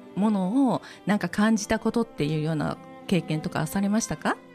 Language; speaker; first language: Japanese; native; Japanese